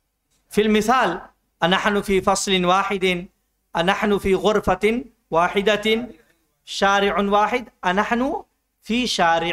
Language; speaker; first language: Arabic; non-native, learner; Urdu